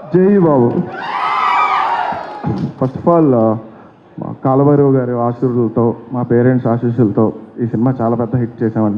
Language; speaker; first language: Telugu; native; Telugu